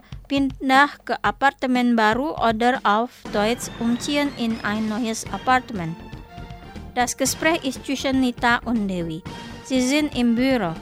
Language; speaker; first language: German; non-native, fluent; Indonesian